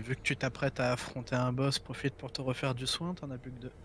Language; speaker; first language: French; native; French